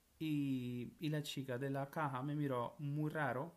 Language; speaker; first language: Spanish; non-native, fluent; Italian